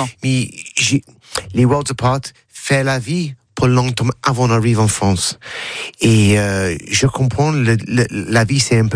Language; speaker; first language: French; non-native, learner; English